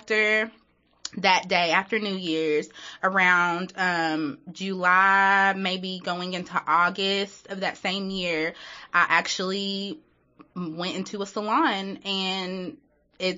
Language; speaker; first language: English; native; English